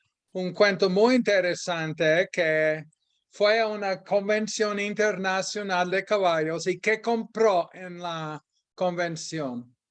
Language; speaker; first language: Spanish; non-native, fluent; English